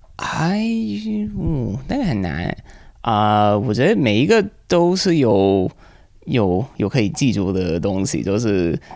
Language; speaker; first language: Chinese; non-native, fluent; English